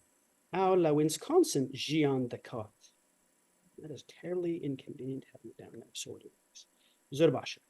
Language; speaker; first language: English; non-native, fluent; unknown